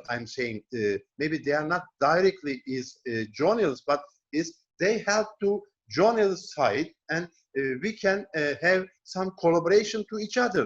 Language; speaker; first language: English; non-native, learner; Turkish